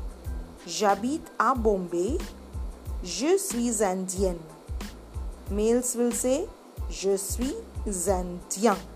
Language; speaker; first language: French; non-native, fluent; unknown